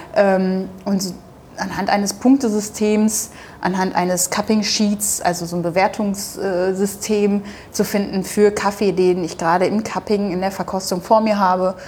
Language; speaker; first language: German; native; German